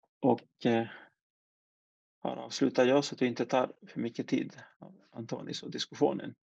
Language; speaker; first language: Swedish; non-native, fluent; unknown